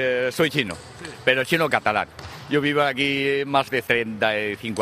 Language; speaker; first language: Spanish; non-native, learner; Chinese